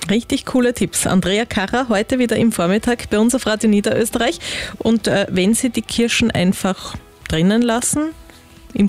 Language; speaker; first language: German; native; German